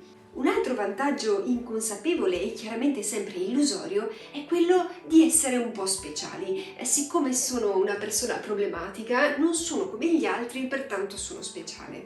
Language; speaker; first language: Italian; native; Italian